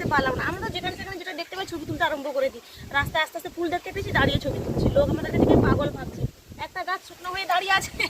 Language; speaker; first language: Bangla; non-native, local second language; Santali